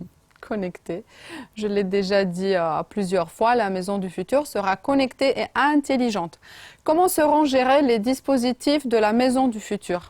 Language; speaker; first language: French; non-native, fluent; Romanian